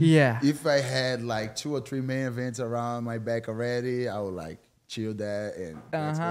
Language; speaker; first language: English; non-native, fluent; Portuguese